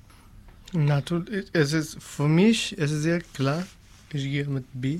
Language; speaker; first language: German; non-native, learner; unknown